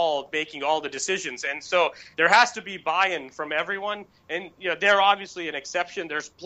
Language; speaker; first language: English; native; English